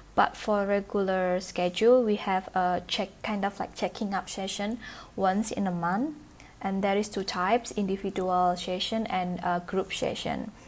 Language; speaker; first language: English; non-native, learner; Indonesian